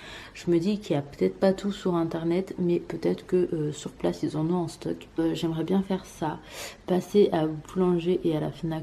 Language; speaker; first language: French; native; French